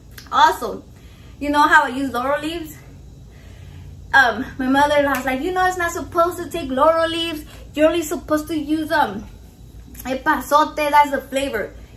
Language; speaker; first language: English; early bilingual, other home language; Spanish